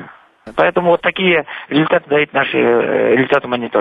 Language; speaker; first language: Russian; non-native, local second language; Kyrgyz